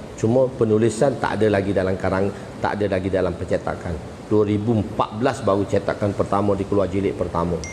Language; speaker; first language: Malay; native; Malay